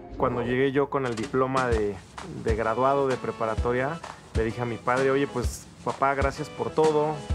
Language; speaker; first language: Spanish; native; Spanish